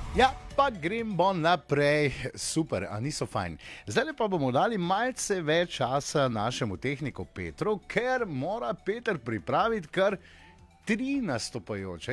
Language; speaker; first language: Slovenian; native; Slovenian